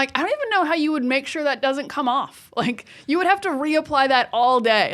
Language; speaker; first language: English; native; English